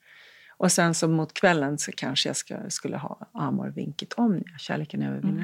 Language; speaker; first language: Swedish; native; Swedish